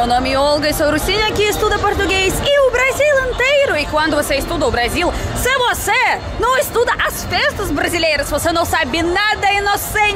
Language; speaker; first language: Portuguese; non-native, fluent; Russian